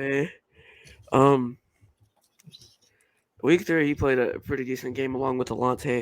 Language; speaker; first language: English; native; English